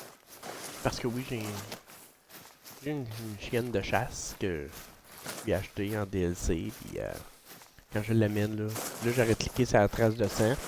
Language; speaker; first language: French; native; French